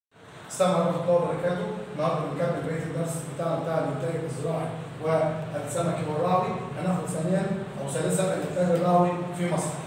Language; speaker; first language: Arabic; native; Arabic